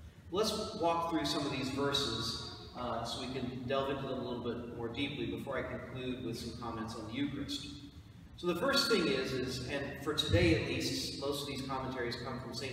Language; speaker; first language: English; native; English